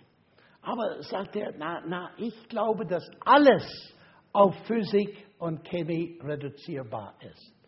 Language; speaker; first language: German; non-native, fluent; English